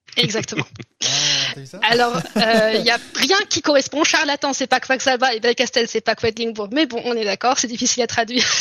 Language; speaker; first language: French; early bilingual, heritage; German